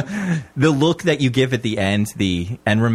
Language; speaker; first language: English; native; English